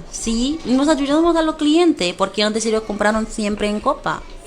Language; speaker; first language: Spanish; non-native, fluent; Haitian Creole